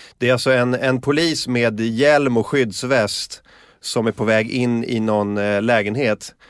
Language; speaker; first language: Swedish; native; Swedish